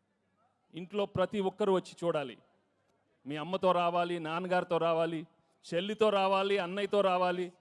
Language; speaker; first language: Telugu; native; Telugu